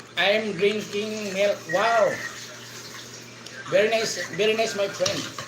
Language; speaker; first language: English; non-native, local second language; Filipino